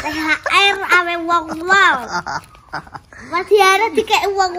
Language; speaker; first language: Indonesian; non-native, local second language; Javanese